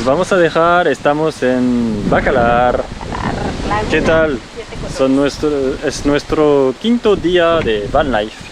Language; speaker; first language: Spanish; non-native, learner; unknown